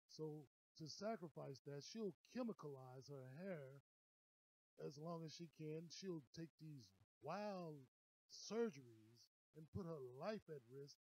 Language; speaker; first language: English; native; English